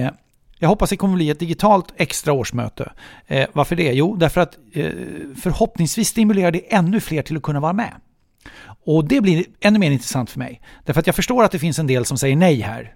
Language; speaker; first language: Swedish; native; Swedish